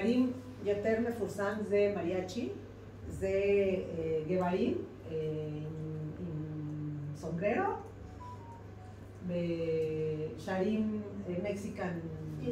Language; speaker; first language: Hebrew; non-native, learner; Spanish